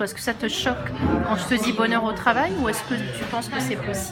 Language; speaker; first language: French; native; French